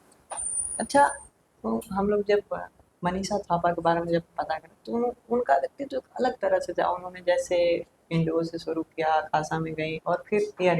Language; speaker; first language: Hindi; native; Hindi